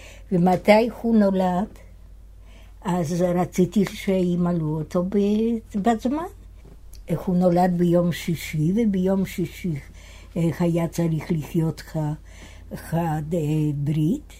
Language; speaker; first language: Hebrew; non-native, fluent; Yiddish